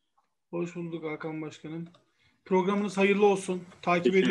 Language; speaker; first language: Turkish; native; Turkish